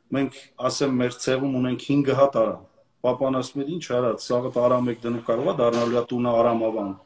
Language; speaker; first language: Armenian; native; Armenian